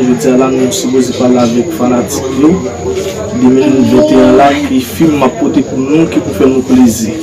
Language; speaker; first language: French; non-native, learner; Haitian Creole